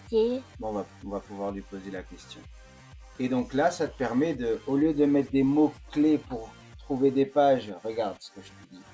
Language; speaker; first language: French; native; French